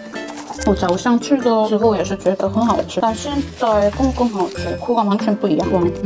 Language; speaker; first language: Chinese; non-native, learner; Korean